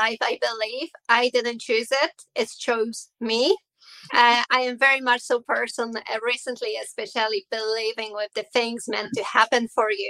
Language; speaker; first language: English; non-native, learner; Polish